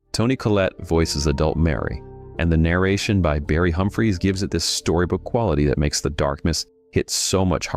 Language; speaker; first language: English; native; English